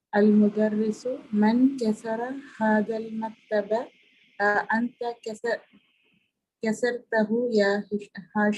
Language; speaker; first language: Arabic; non-native, learner; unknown